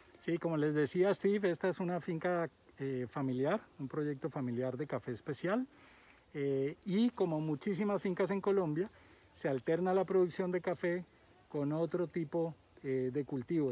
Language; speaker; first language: Spanish; native; Spanish